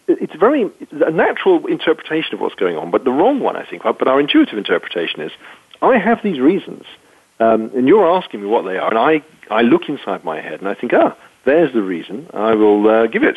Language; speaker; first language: English; native; English